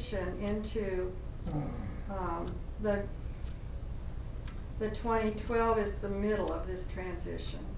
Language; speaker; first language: English; native; English